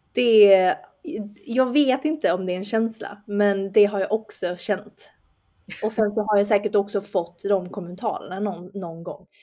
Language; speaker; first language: Swedish; early bilingual, other home language; Chinese